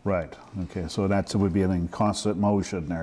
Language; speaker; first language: English; native; English